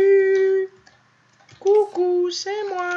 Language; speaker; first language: French; native; French